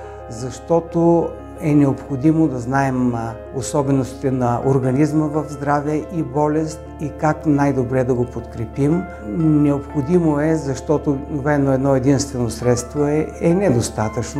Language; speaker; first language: Bulgarian; native; Bulgarian